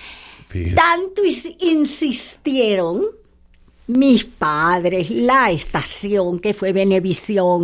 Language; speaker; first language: Spanish; native; Spanish